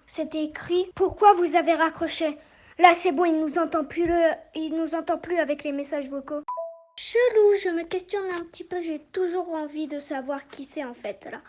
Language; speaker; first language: French; native; French